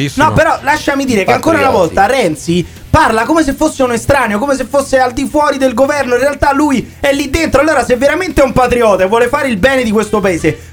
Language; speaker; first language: Italian; native; Italian